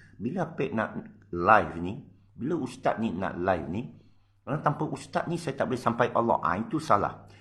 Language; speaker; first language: Malay; non-native, local second language; Min Nan Chinese